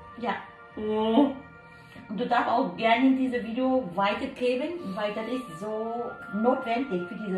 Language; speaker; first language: German; non-native, learner; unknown